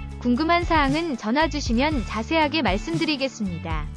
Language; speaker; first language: Korean; native; Korean